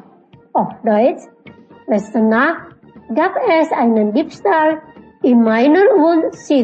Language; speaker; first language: German; non-native, fluent; Indonesian